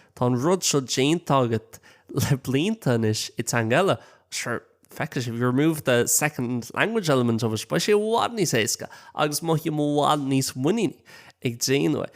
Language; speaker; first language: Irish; non-native, local second language; English